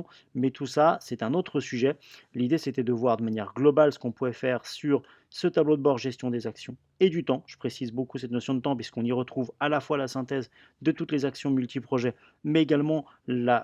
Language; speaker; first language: French; native; French